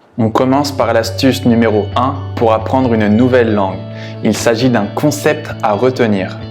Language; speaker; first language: French; native; French